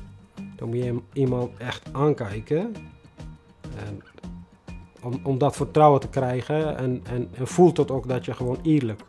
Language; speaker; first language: Dutch; non-native, fluent; Tigrinya